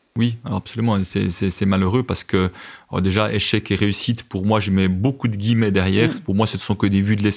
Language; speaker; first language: French; native; French